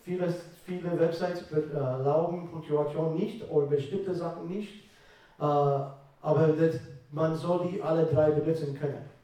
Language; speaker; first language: German; non-native, fluent; English